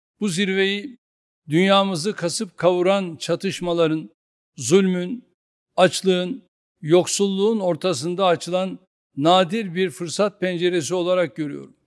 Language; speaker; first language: Turkish; native; Turkish